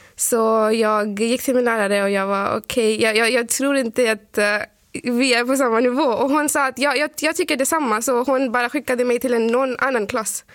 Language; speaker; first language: Swedish; non-native, fluent; Urdu